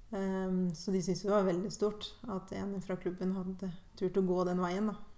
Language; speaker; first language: Norwegian; native; Norwegian